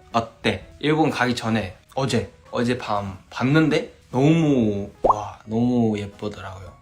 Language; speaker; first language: Korean; early bilingual, heritage; Korean